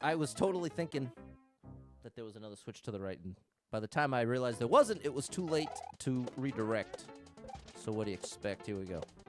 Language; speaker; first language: English; native; English